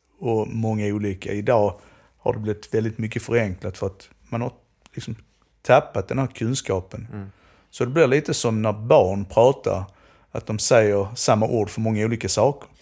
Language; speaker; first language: Swedish; native; Swedish